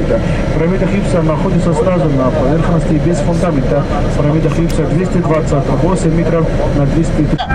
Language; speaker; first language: Russian; non-native, fluent; Arabic